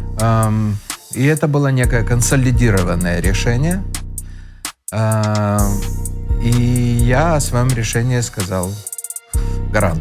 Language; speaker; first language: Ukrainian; non-native, local second language; Russian